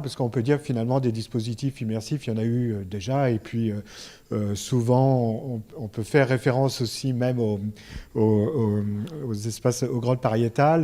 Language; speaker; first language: French; native; French